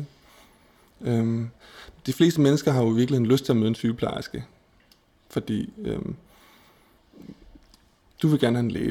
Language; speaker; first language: Danish; native; Danish